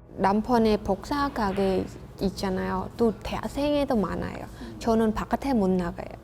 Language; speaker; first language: Korean; non-native, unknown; Khmer